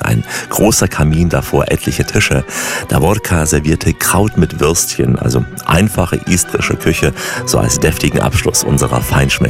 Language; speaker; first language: German; native; German